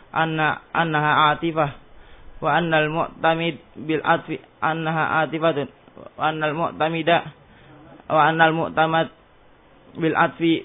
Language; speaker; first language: Arabic; non-native, learner; Indonesian